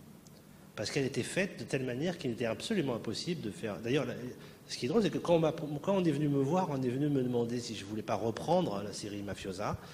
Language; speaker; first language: French; native; French